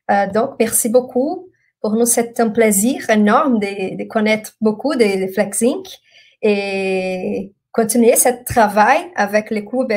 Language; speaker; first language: French; non-native, learner; Portuguese